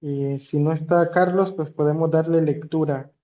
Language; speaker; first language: Spanish; native; Spanish